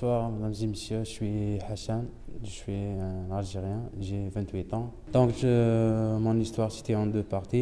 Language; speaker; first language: French; non-native, local second language; Arabic